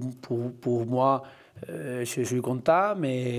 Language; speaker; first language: French; non-native, learner; Spanish